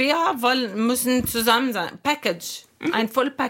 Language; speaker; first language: German; non-native, fluent; Arabic